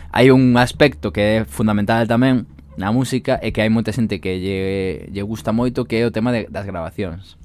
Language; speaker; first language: Galician; non-native, local second language; Spanish